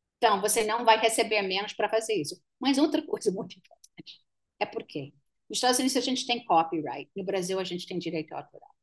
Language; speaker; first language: Portuguese; non-native, fluent; English